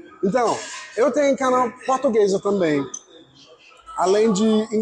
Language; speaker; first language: Portuguese; non-native, fluent; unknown